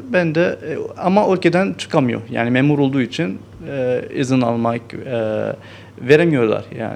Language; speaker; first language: Turkish; non-native, learner; Arabic